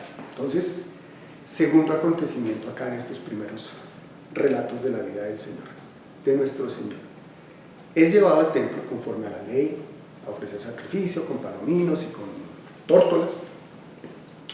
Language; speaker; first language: Spanish; native; Spanish